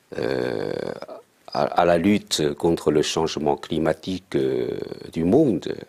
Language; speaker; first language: French; non-native, fluent; Chinese